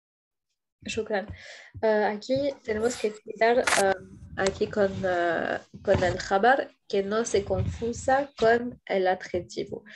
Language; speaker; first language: Spanish; non-native, fluent; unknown